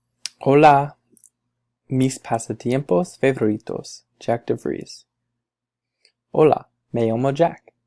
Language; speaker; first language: Spanish; non-native, learner; English